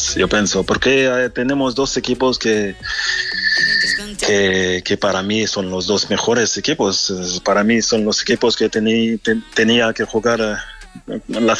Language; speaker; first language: Spanish; non-native, fluent; French